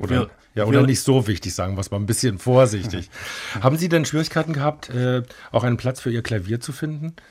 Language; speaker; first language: German; native; German